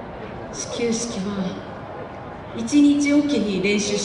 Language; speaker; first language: Japanese; native; Japanese